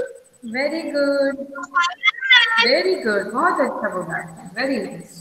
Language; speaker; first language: English; non-native, local second language; Hindi